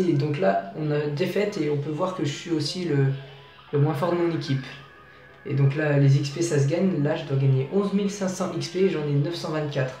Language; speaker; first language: French; native; French